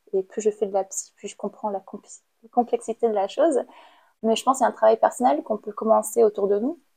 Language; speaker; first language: French; non-native, fluent; Khmer